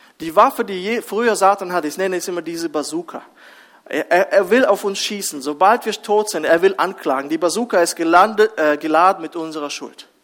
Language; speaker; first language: German; early bilingual, other home language; Russian